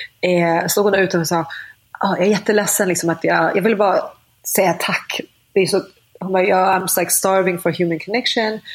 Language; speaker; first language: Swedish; native; Swedish